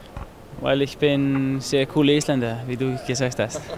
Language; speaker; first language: German; non-native, fluent; Icelandic